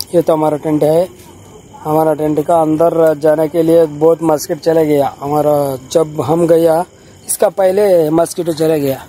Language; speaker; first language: Hindi; non-native, local second language; Telugu